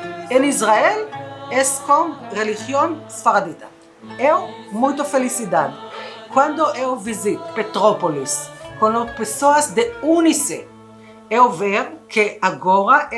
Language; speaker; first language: Portuguese; non-native, learner; Spanish